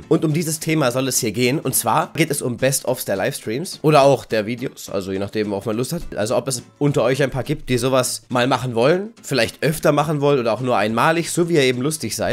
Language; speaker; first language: German; native; German